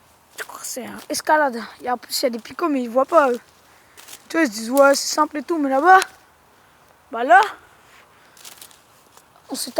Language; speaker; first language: French; native; French